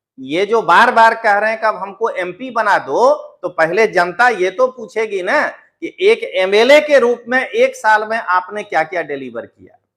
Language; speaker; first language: Hindi; non-native, local second language; Gujarati